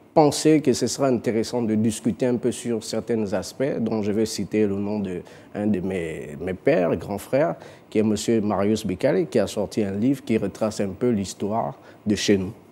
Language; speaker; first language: French; non-native, local second language; Fang